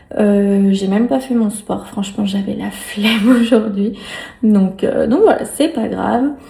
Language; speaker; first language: French; native; French